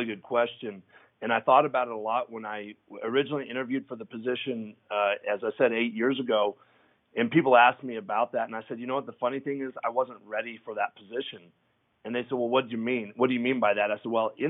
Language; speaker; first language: English; native; English